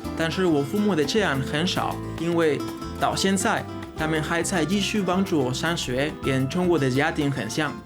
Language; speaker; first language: Chinese; non-native, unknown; Spanish